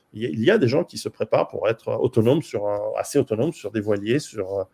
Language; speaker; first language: French; native; French